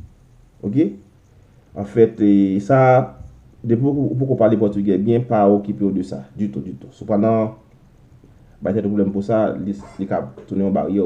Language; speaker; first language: French; non-native, local second language; Haitian Creole